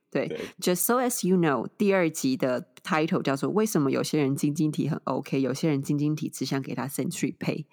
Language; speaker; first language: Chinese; native; Chinese